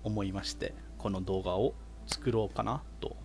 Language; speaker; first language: Japanese; non-native, fluent; English